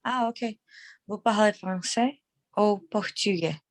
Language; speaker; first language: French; non-native, learner; Portuguese